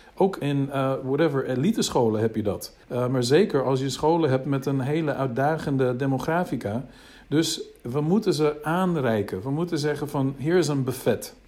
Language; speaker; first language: Dutch; non-native, fluent; English